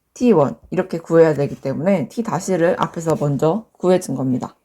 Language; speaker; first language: Korean; native; Korean